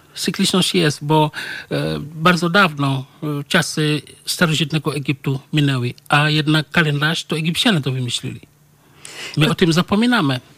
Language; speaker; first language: Polish; non-native, fluent; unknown